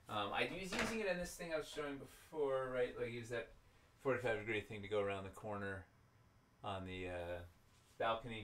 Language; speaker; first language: English; native; English